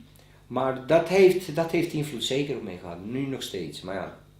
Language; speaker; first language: Dutch; non-native, fluent; Bosnian